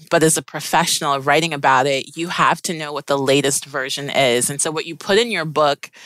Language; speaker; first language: English; native; English